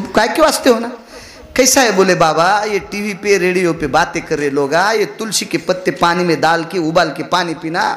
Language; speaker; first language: Hindi; non-native, local second language; Marathi